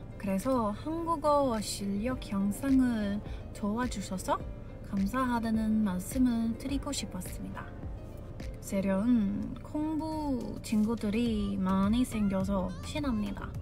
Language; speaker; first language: Korean; non-native, learner; English